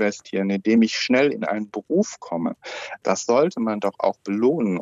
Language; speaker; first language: German; native; German